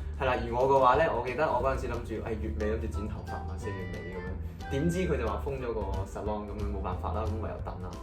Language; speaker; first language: Cantonese; native; Cantonese